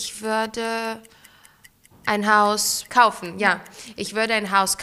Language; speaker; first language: German; early bilingual, other home language; Greek